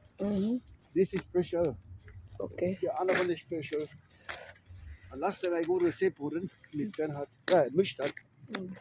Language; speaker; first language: English; non-native, learner; German